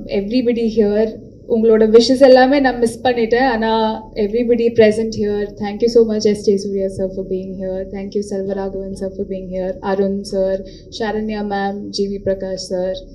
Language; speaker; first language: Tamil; non-native, local second language; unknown